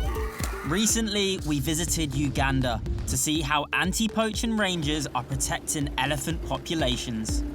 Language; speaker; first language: English; native; English